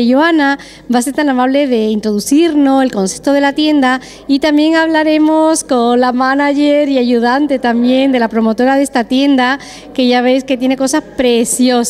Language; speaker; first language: Spanish; native; Spanish